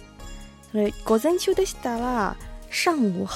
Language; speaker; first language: Japanese; non-native, fluent; Chinese